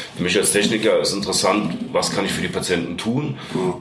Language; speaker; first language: German; native; German